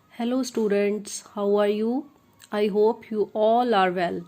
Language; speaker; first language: English; non-native, local second language; Punjabi